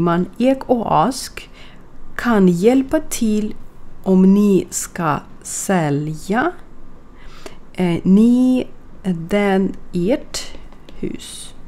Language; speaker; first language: Swedish; non-native, fluent; Ukrainian